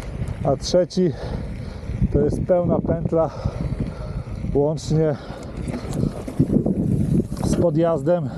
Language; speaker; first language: Polish; native; Polish